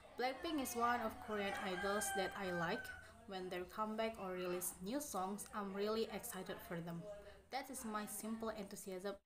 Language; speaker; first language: English; non-native, learner; Indonesian